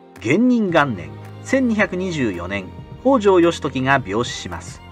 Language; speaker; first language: Japanese; native; Japanese